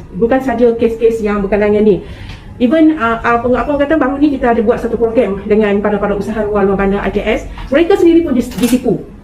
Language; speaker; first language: Malay; native; Malay